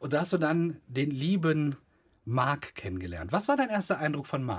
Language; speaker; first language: German; native; German